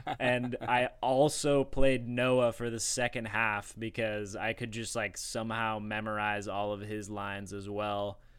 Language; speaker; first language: English; native; English